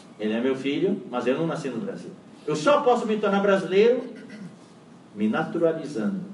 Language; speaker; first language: Portuguese; non-native, fluent; Chinese